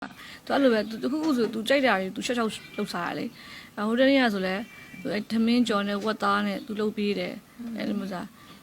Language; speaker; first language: Burmese; non-native, local second language; S'gaw Karen